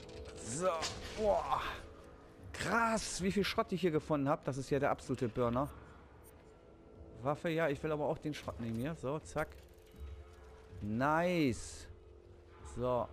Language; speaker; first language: German; native; German